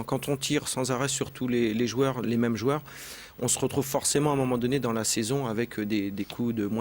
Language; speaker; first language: French; native; French